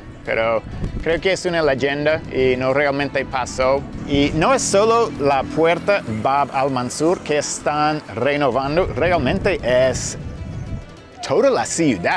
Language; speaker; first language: Spanish; non-native, fluent; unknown